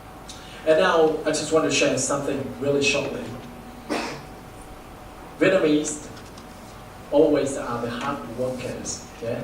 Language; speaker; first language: English; non-native, fluent; Vietnamese